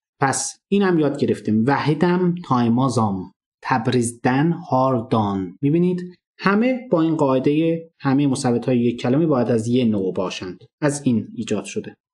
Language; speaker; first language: Persian; non-native, local second language; Azerbaijani